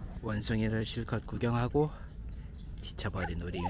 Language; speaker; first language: Korean; native; Korean